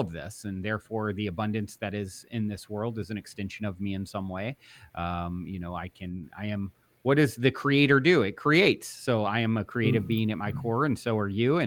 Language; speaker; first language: English; native; English